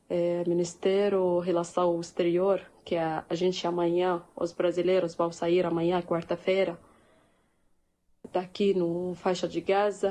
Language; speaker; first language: Portuguese; non-native, learner; Arabic